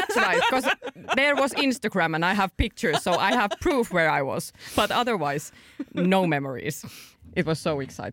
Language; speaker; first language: English; non-native, fluent; Finnish